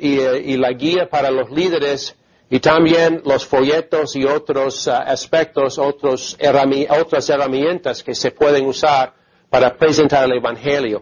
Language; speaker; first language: Spanish; non-native, fluent; English